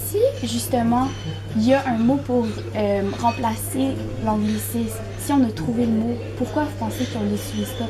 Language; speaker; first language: French; native; French